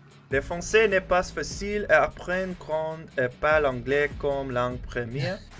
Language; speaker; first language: French; non-native, learner; Afrikaans